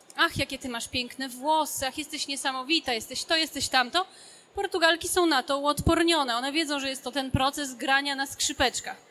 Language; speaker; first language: Polish; native; Polish